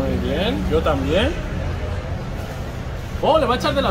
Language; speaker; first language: Spanish; native; Spanish